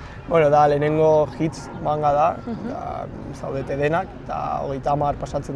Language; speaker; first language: Basque; non-native, local second language; Spanish